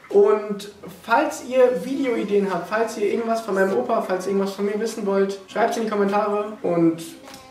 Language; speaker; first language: German; native; German